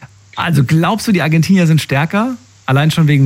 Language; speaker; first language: German; native; German